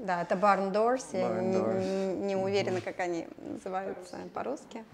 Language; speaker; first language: Russian; native; Russian